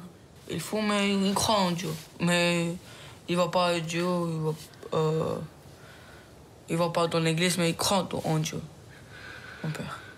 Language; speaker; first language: French; early bilingual, other home language; Romanian